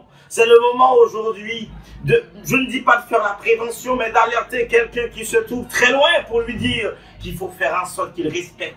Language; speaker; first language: French; non-native, local second language; Haitian Creole